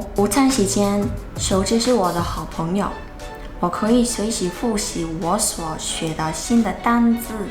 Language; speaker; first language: Chinese; non-native, fluent; Mongolian